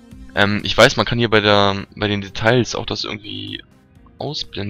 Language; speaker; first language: German; native; German